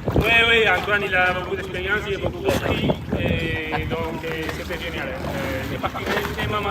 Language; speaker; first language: French; non-native, fluent; Spanish